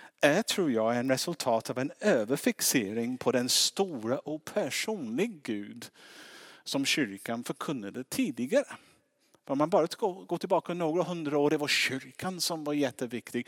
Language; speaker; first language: Swedish; non-native, fluent; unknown